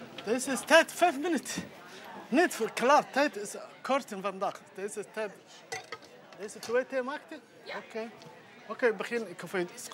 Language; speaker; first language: Dutch; non-native, learner; Somali